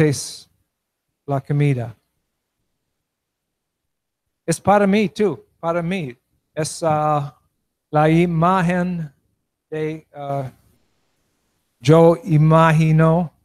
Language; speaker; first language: Spanish; non-native, learner; English